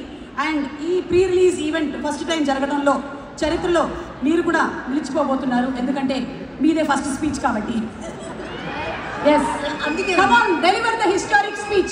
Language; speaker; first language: Telugu; native; Telugu